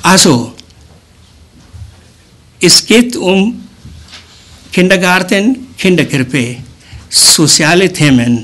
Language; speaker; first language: German; early bilingual, other home language; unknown